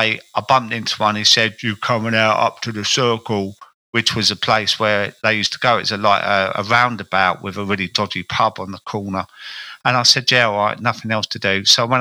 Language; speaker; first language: English; native; English